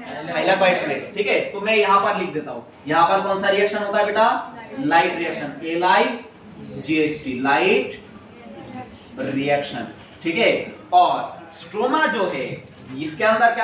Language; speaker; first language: Hindi; non-native, local second language; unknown